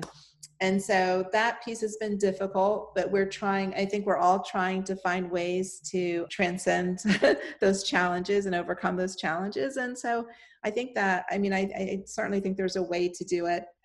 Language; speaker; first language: English; native; English